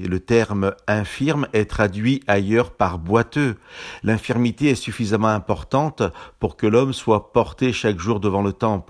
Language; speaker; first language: French; native; French